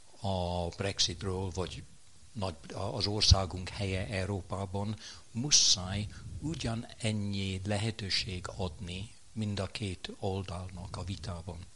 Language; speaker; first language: Hungarian; non-native, fluent; English